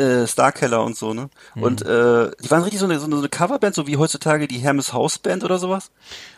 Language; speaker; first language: German; native; German